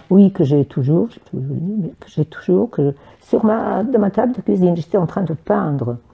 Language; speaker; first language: French; native; French